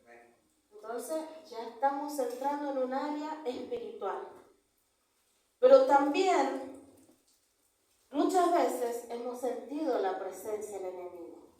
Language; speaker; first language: Spanish; native; Spanish